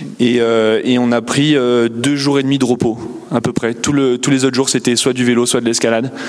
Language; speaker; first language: French; native; French